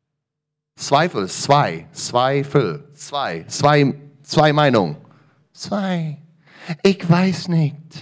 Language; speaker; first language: German; non-native, learner; English